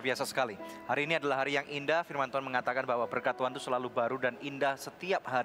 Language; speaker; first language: Indonesian; native; Indonesian